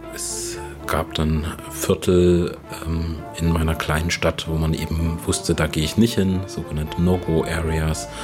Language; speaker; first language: German; native; German